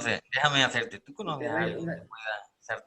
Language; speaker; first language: Spanish; native; Spanish